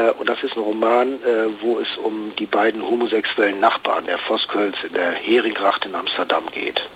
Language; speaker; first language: German; native; German